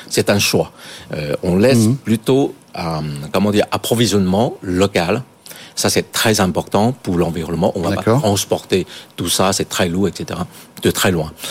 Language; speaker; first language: French; non-native, fluent; Chinese